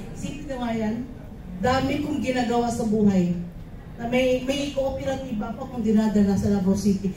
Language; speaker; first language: Filipino; non-native, local second language; Cebuano